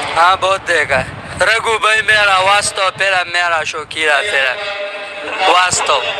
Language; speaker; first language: Urdu; non-native, local second language; Pashto